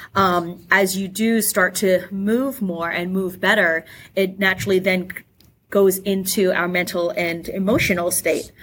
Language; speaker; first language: English; native; English